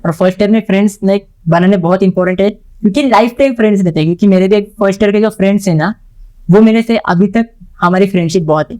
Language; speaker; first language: Hindi; non-native, local second language; Marathi